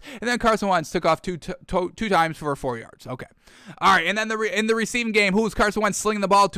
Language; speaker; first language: English; native; English